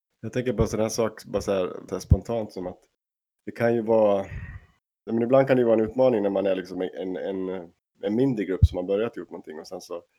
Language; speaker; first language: Swedish; native; Swedish